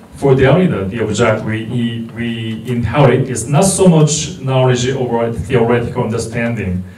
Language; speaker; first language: English; non-native, fluent; Korean